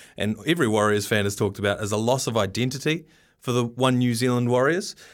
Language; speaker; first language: English; native; English